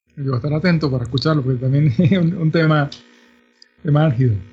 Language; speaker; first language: Spanish; native; Spanish